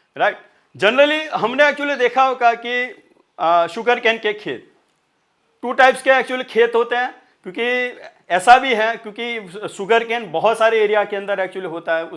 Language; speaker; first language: Hindi; non-native, local second language; Marathi